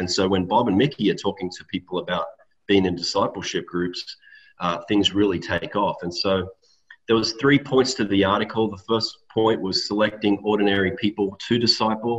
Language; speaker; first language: English; native; English